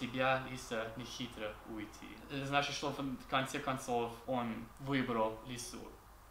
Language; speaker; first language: Russian; non-native, learner; English